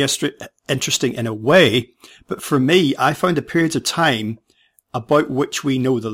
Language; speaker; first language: English; native; English